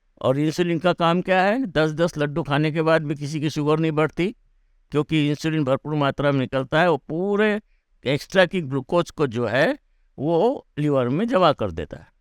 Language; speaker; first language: Hindi; native; Hindi